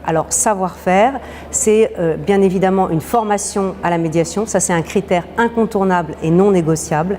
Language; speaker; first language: French; native; French